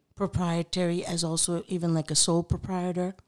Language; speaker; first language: English; non-native, local second language; Urdu